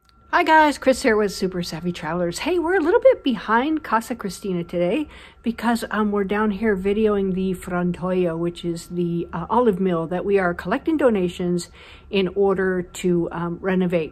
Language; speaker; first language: English; native; English